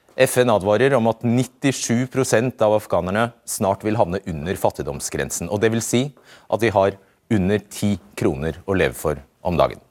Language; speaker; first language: Norwegian; native; Norwegian